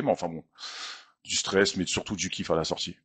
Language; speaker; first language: French; native; French